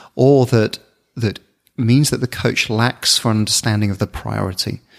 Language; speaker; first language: English; native; English